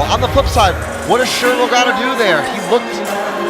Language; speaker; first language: English; native; English